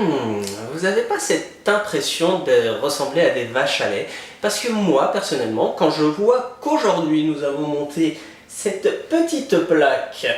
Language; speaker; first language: French; native; French